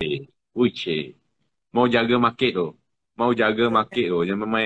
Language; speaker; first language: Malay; non-native, local second language; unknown